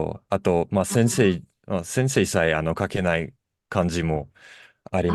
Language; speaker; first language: Japanese; non-native, fluent; Russian